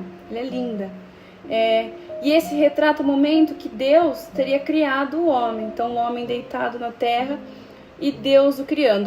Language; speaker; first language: Portuguese; native; Portuguese